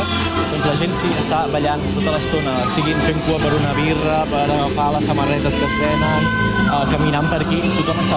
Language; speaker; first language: Catalan; native; Catalan